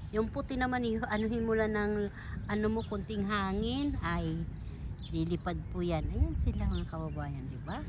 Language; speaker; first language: Filipino; native; Filipino